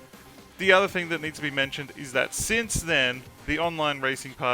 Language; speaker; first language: English; native; English